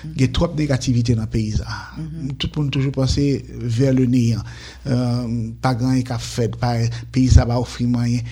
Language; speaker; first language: French; non-native, local second language; Haitian Creole